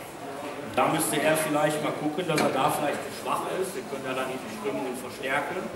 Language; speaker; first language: German; native; German